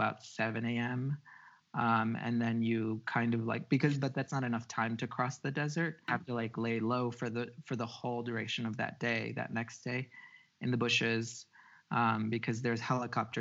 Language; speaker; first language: English; early bilingual, other home language; Spanish